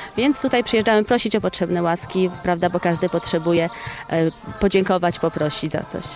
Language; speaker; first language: Polish; native; Polish